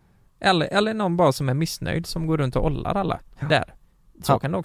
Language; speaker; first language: Swedish; native; Swedish